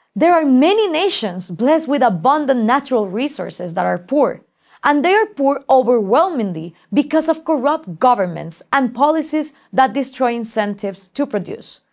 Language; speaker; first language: English; non-native, fluent; Spanish